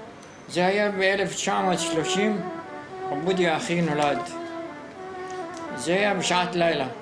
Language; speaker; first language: Hebrew; non-native, fluent; Arabic